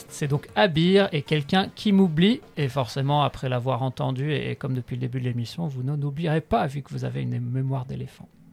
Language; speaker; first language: French; native; French